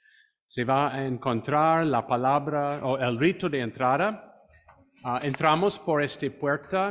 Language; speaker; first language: Spanish; non-native, fluent; English